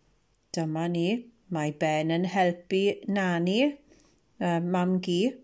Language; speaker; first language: Welsh; non-native, local second language; English